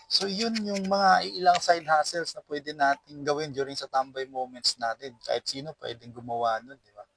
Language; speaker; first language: Filipino; non-native, local second language; Cebuano